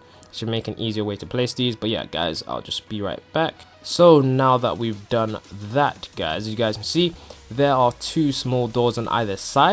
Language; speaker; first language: English; native; English